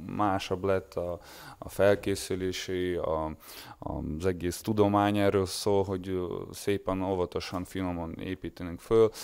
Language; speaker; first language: Hungarian; non-native, learner; Russian